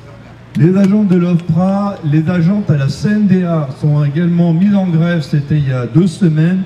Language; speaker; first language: French; native; French